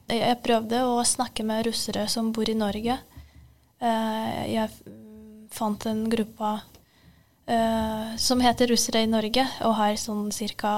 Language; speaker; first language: Norwegian; non-native, fluent; Ukrainian